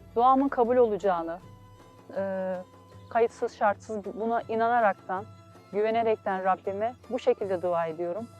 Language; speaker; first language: Turkish; native; Turkish